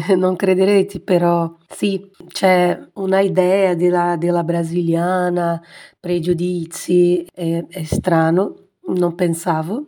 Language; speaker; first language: Italian; non-native, fluent; Portuguese